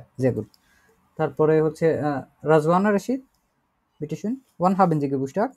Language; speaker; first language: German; non-native, fluent; Bangla